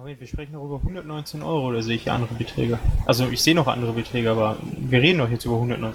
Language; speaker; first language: German; native; German